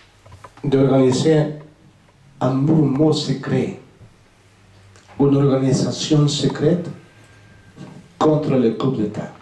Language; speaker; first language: French; non-native, fluent; Spanish